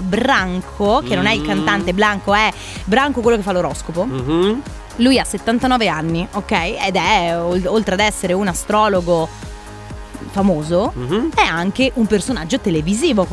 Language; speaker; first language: Italian; native; Italian